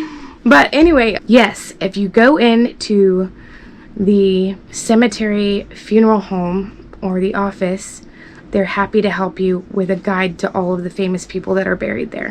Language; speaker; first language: English; native; English